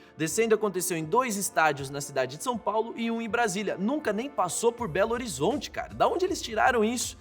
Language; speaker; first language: Portuguese; native; Portuguese